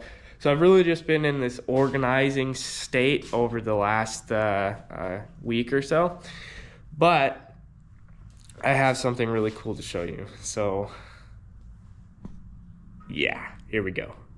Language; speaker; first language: English; native; English